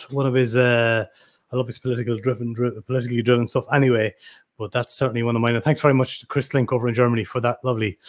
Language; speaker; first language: English; native; English